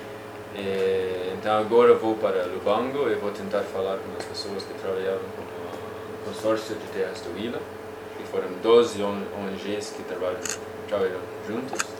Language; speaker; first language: Portuguese; non-native, fluent; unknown